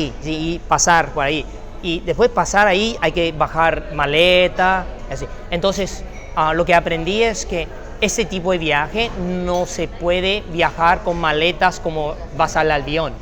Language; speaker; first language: Spanish; non-native, fluent; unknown